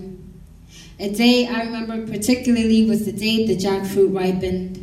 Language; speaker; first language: English; non-native, local second language; Kinyarwanda